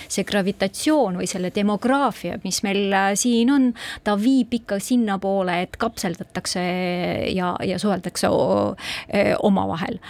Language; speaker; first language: Estonian; non-native, local second language; Russian